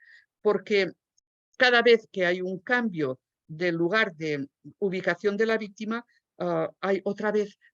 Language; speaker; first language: Spanish; native; Spanish